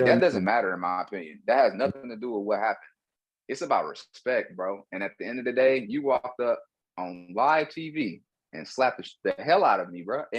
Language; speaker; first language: English; native; English